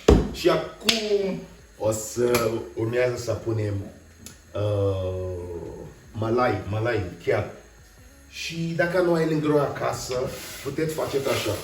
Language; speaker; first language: Romanian; non-native, learner; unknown